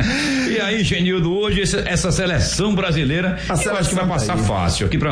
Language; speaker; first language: Portuguese; native; Portuguese